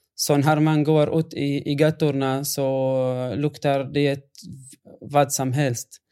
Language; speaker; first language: Swedish; non-native, fluent; Arabic